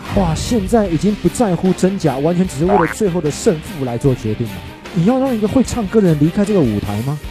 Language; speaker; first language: Chinese; native; Chinese